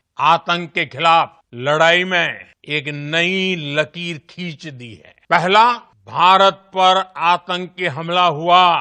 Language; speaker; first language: Hindi; non-native, local second language; Gujarati